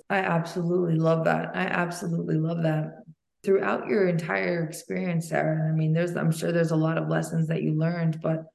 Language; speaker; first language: English; early bilingual, other home language; Albanian